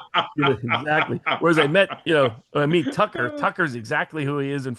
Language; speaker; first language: English; native; English